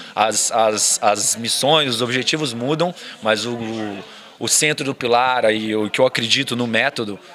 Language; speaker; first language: Portuguese; native; Portuguese